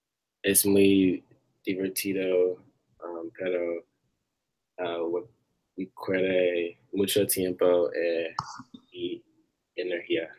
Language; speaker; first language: Spanish; non-native, learner; English